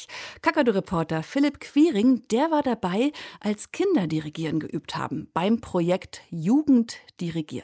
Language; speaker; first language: German; native; German